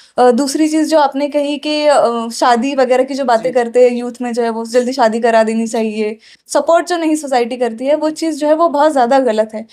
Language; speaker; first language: Hindi; non-native, local second language; Urdu